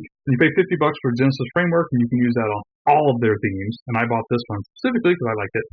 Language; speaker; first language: English; native; English